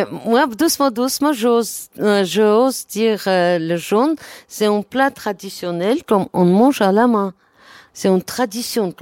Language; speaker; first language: French; non-native, learner; Armenian